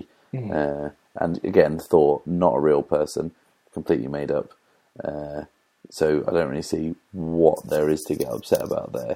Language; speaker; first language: English; native; English